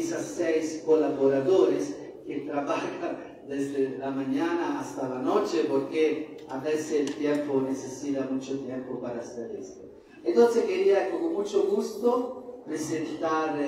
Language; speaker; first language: Spanish; non-native, fluent; Italian